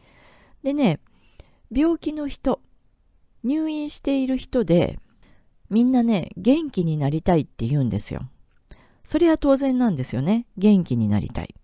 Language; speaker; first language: Japanese; native; Japanese